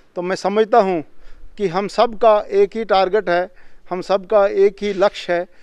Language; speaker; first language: Hindi; native; Hindi